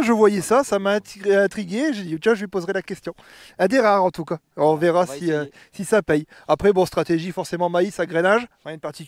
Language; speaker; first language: French; native; French